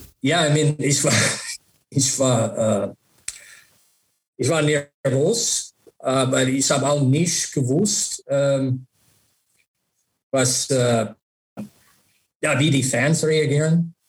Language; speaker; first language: German; non-native, learner; English